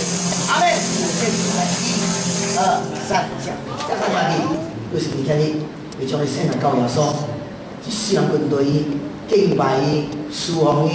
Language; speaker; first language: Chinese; non-native, local second language; Min Nan Chinese